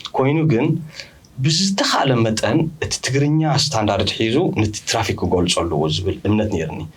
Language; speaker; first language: Tigrinya; early bilingual, heritage; Tigrinya